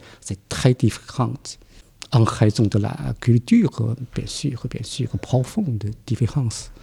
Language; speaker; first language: French; non-native, fluent; Chinese